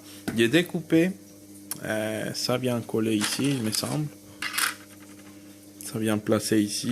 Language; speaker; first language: French; non-native, fluent; Spanish